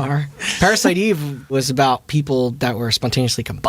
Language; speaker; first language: English; native; English